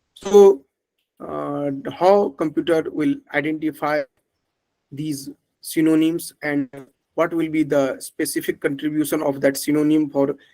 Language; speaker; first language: English; non-native, local second language; Hindi